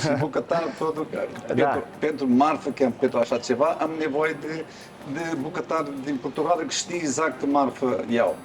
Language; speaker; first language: Romanian; non-native, learner; Portuguese